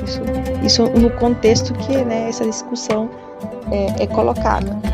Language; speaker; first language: Portuguese; native; Portuguese